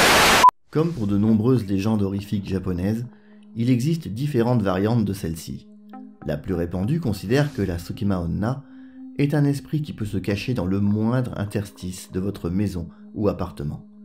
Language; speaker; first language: French; native; French